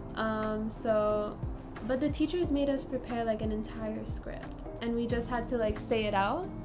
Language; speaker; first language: English; native; English